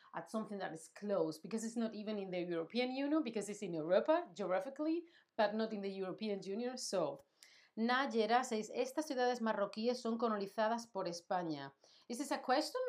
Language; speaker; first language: English; non-native, fluent; Spanish